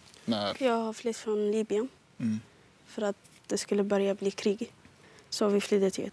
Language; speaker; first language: Swedish; early bilingual, other home language; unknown